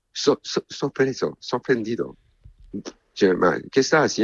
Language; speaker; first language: Spanish; non-native, learner; Italian